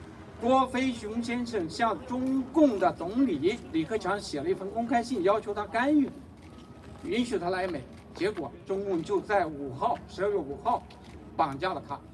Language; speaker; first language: Chinese; native; Chinese